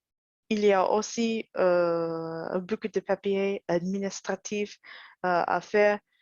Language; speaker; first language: French; non-native, learner; English